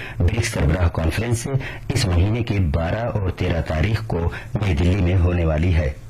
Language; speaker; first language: Urdu; native; Urdu